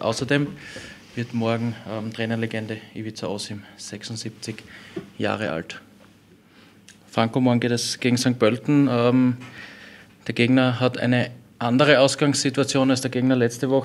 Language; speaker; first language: German; native; German